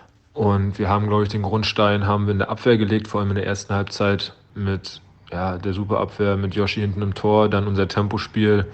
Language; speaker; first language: German; native; German